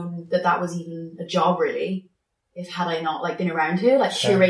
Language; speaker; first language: English; native; English